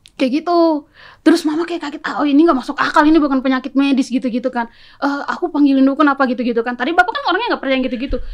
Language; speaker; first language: Indonesian; native; Indonesian